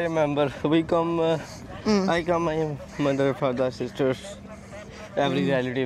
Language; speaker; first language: English; non-native, learner; Urdu